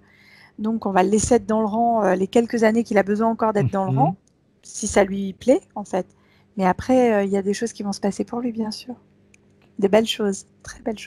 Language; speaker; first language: French; native; French